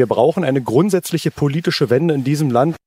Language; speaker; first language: German; native; German